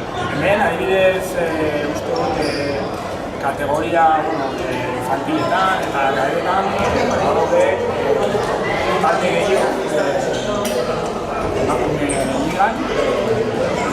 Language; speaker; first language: Basque; non-native, local second language; Spanish